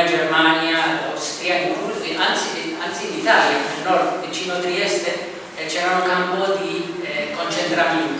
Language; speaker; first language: Italian; non-native, fluent; Spanish